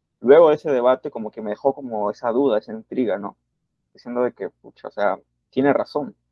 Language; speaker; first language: Spanish; native; Spanish